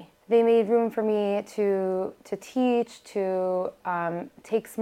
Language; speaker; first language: English; native; English